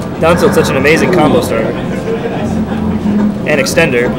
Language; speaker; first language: English; native; English